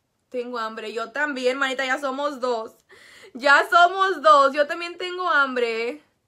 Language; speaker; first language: Spanish; native; Spanish